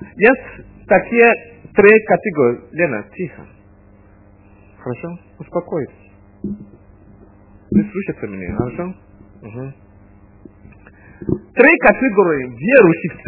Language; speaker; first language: Russian; non-native, fluent; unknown